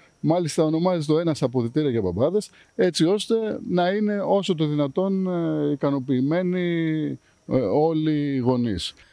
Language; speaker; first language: Greek; native; Greek